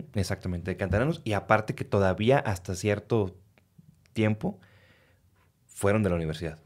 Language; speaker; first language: Spanish; native; Spanish